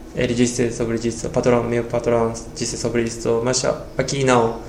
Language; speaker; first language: Portuguese; non-native, learner; Japanese